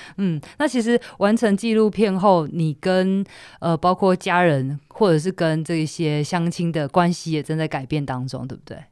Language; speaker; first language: Chinese; native; Chinese